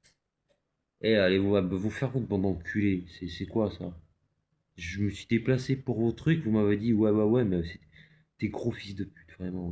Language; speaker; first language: French; native; French